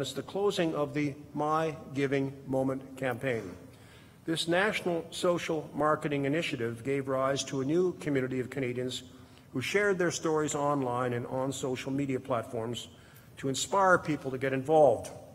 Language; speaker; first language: English; native; English